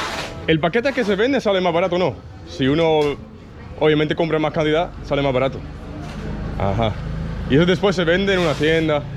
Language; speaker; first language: Spanish; non-native, fluent; English